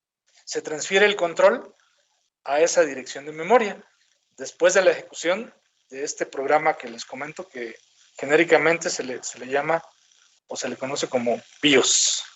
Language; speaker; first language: Spanish; native; Spanish